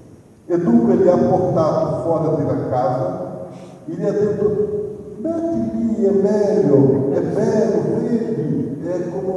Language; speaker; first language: Italian; non-native, fluent; Portuguese